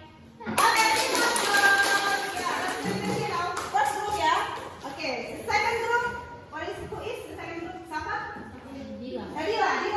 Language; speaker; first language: English; non-native, fluent; Indonesian